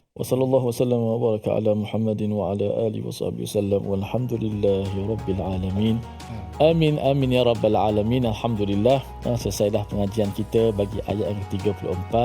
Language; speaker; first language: Malay; native; Malay